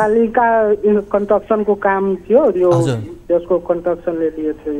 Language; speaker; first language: Nepali; native; Nepali